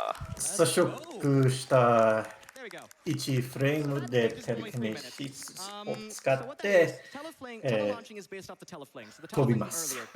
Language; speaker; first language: Japanese; non-native, learner; English